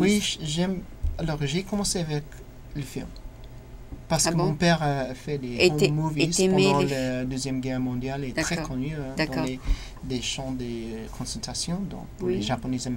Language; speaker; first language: French; non-native, learner; English